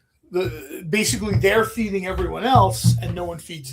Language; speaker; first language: English; native; English